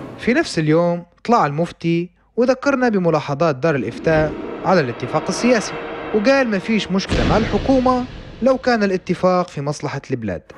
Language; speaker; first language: Arabic; native; Arabic